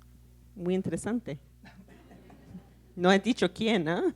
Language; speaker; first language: Spanish; non-native, fluent; English